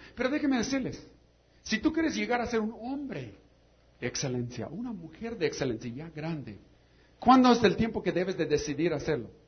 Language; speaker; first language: Spanish; non-native, fluent; English